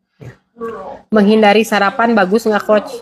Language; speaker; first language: Indonesian; native; Indonesian